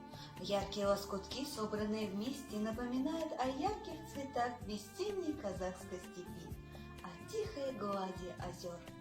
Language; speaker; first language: Russian; native; Russian